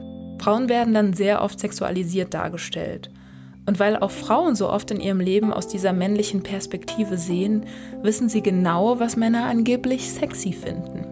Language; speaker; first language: German; native; German